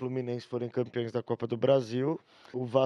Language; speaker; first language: Portuguese; native; Portuguese